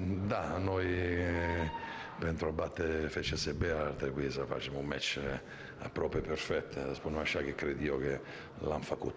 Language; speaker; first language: Romanian; non-native, fluent; Italian